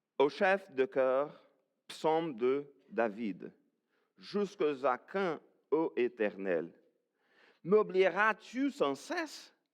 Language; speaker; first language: French; non-native, fluent; Portuguese